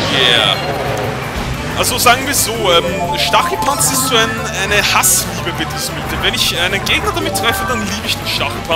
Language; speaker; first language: German; native; German